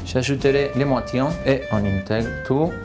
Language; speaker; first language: French; non-native, fluent; Spanish